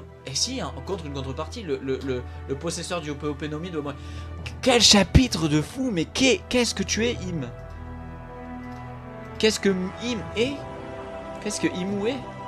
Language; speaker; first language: French; native; French